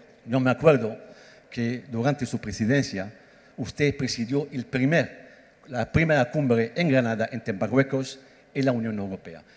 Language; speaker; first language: Spanish; non-native, fluent; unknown